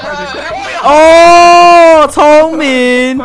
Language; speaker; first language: Chinese; native; Chinese